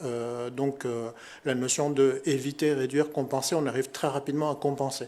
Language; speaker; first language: French; native; French